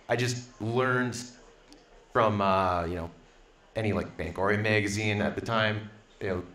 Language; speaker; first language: English; native; English